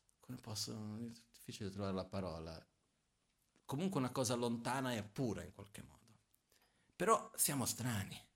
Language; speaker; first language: Italian; non-native, fluent; Portuguese